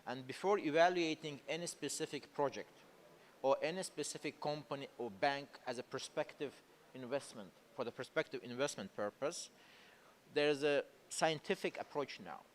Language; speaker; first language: English; non-native, fluent; Azerbaijani